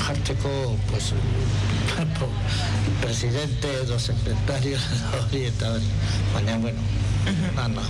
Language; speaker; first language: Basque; non-native, local second language; Spanish